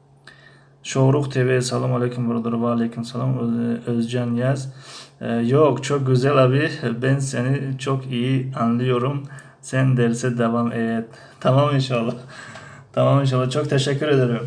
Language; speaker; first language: Turkish; non-native, learner; Tajik